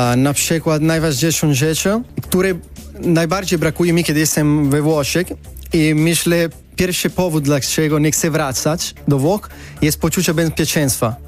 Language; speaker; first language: Polish; non-native, fluent; Italian